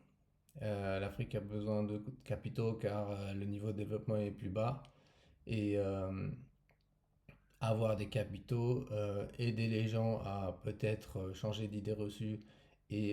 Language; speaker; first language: French; native; French